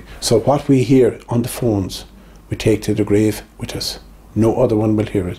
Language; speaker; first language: English; native; English